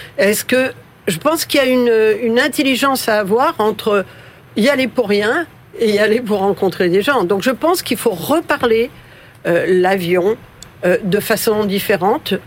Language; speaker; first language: French; early bilingual, other home language; Spanish